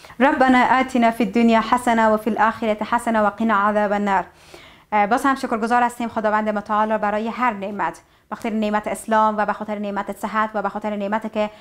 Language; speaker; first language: Persian; native; Persian